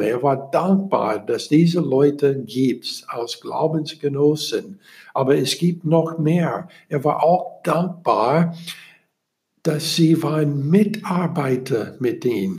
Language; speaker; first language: German; non-native, learner; English